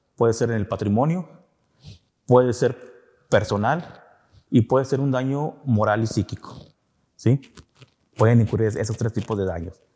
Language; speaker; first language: Spanish; native; Spanish